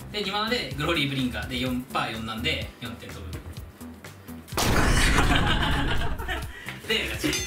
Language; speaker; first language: Japanese; native; Japanese